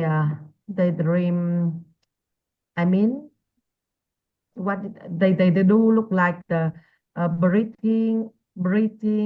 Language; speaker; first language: English; non-native, learner; Vietnamese